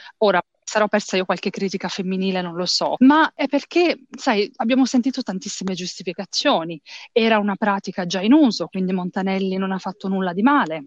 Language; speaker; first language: Italian; early bilingual, other home language; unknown